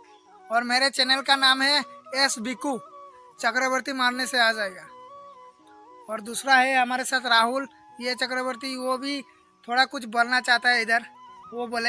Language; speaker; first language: Hindi; non-native, local second language; Assamese